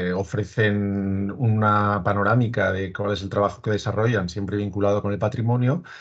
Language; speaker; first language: Spanish; native; Spanish